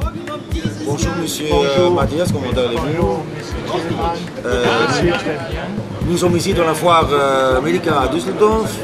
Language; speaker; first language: French; non-native, fluent; German